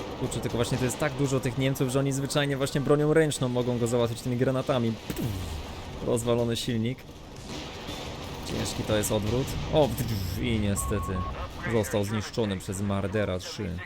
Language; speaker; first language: Polish; native; Polish